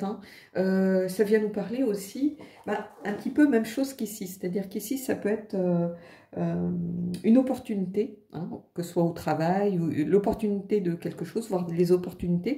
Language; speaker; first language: French; native; French